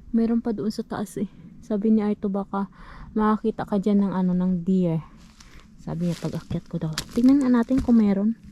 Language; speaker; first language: Filipino; non-native, local second language; Cebuano